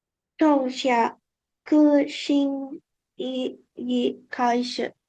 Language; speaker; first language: Chinese; non-native, learner; Indonesian